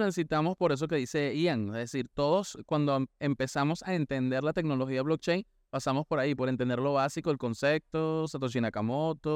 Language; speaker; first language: Spanish; native; Spanish